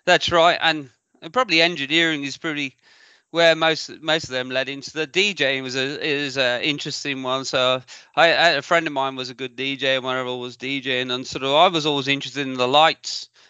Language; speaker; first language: English; native; English